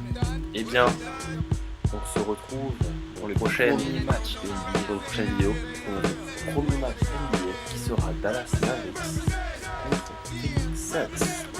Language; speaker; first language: French; native; French